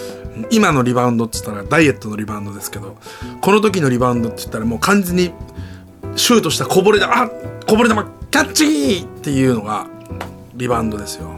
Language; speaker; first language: Japanese; native; Japanese